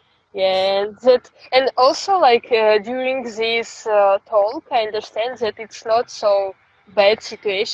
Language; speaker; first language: English; non-native, fluent; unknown